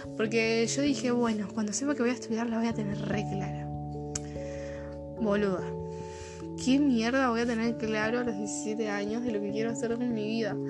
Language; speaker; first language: Spanish; native; Spanish